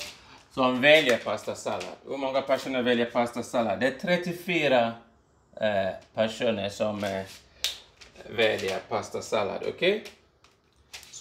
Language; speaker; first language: Swedish; non-native, fluent; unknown